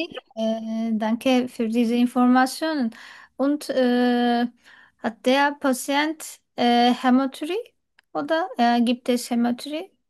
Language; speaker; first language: German; non-native, learner; Turkish